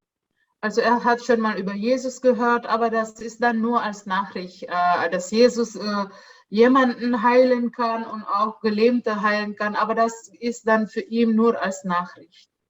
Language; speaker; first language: German; non-native, fluent; Indonesian